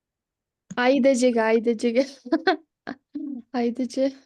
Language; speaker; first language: Turkish; non-native, fluent; Kyrgyz